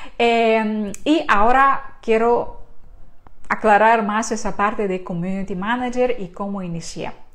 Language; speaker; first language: Spanish; non-native, fluent; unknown